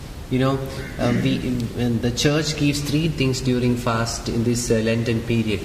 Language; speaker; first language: English; non-native, local second language; Malayalam